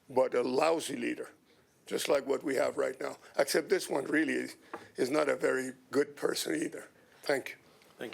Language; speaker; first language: English; non-native, fluent; Persian